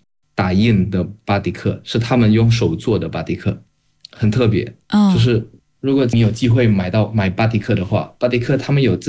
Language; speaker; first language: Chinese; non-native, fluent; Indonesian